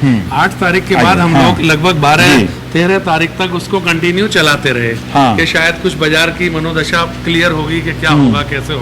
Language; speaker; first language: Hindi; native; Hindi